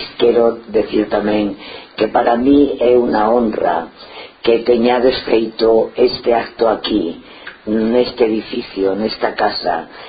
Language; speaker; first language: Galician; non-native, local second language; Spanish